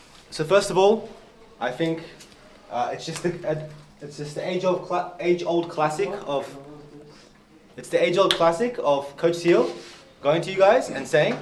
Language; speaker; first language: English; non-native, fluent; Portuguese